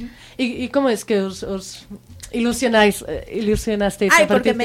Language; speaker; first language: Spanish; non-native, local second language; Catalan